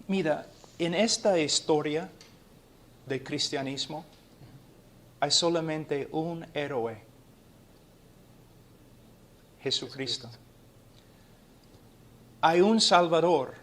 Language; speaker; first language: Spanish; non-native, fluent; English